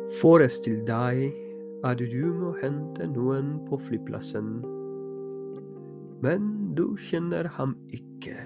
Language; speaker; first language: Norwegian; non-native, fluent; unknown